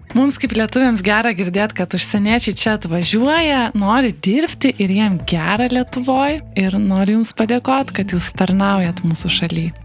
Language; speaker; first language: Lithuanian; native; Lithuanian